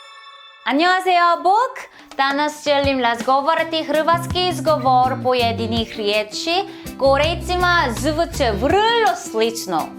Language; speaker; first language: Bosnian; non-native, learner; Korean